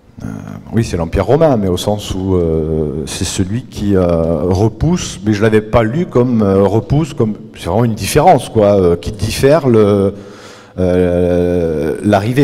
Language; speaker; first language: French; native; French